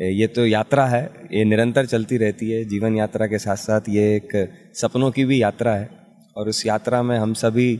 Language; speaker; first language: Hindi; native; Hindi